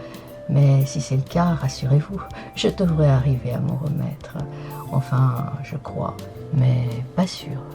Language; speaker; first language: French; native; French